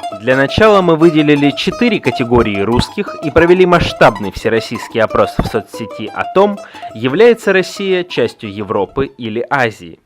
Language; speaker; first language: Russian; native; Russian